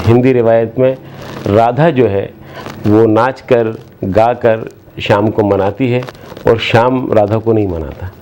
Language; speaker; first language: Urdu; native; Urdu